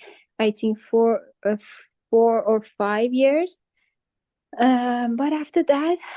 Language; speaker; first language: English; non-native, fluent; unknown